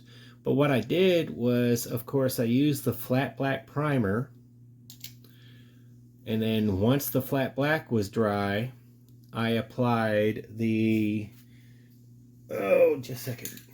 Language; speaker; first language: English; native; English